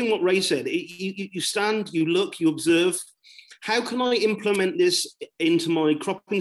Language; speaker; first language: English; native; English